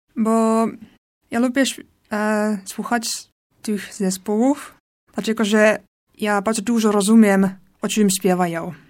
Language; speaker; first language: Polish; non-native, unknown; Finnish